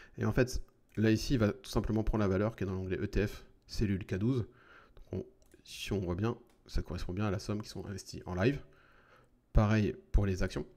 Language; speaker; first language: French; native; French